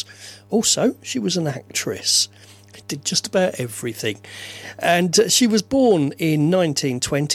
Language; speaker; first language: English; native; English